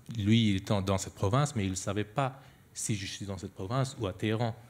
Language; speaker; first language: French; non-native, fluent; Persian